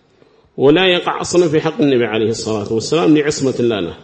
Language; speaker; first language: Arabic; native; Arabic